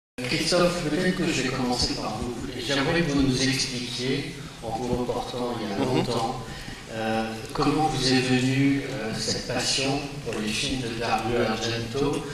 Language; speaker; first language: French; native; French